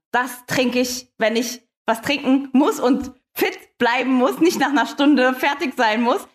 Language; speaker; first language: German; native; German